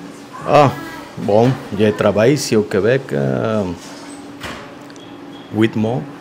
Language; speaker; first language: French; non-native, learner; Spanish